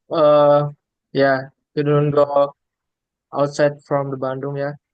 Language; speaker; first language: English; non-native, learner; Indonesian